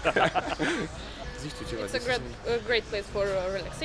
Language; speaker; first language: English; non-native, learner; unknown